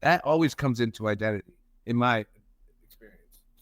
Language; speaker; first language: English; native; English